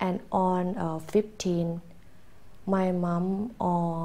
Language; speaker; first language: English; non-native, learner; Thai